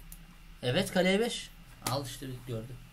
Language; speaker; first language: Turkish; native; Turkish